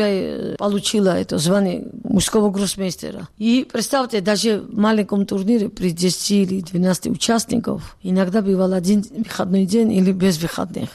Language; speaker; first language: Russian; non-native, local second language; Georgian